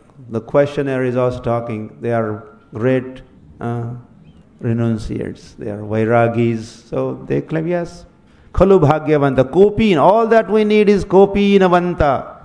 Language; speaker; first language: English; non-native, local second language; Marathi